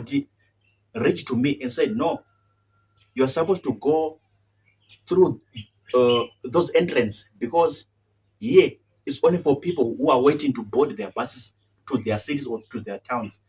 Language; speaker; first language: English; non-native, local second language; Shona